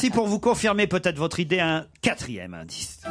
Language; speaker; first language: French; native; French